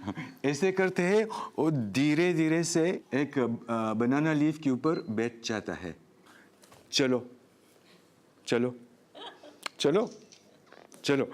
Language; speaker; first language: Hindi; non-native, learner; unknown